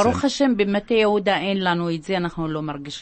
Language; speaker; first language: Hebrew; non-native, local second language; Arabic